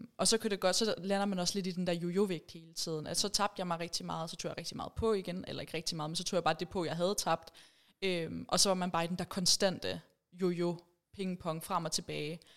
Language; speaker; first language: Danish; early bilingual, other home language; Persian